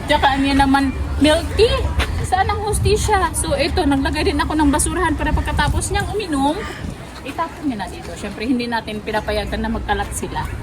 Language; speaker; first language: Filipino; native; Filipino